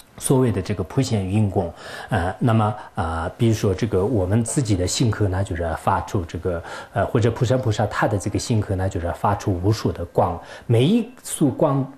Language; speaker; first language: Chinese; non-native, local second language; Tibetan